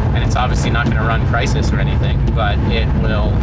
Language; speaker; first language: English; native; English